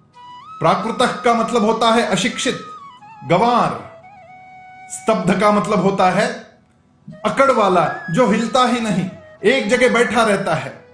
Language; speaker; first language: Hindi; native; Hindi